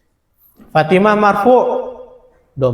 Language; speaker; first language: Arabic; non-native, fluent; Indonesian